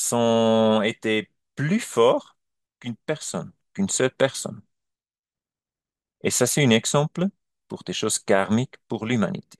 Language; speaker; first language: French; non-native, learner; German